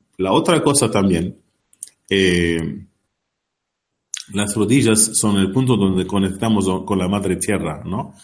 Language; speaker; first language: Spanish; non-native, learner; Arabic